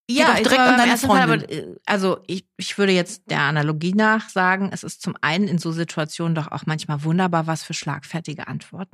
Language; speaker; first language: German; native; German